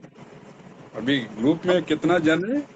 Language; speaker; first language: Hindi; non-native, local second language; Telugu